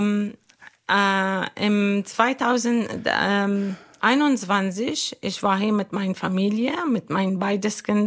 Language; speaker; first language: German; non-native, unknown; Arabic